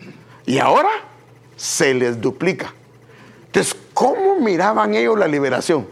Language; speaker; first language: Spanish; native; Spanish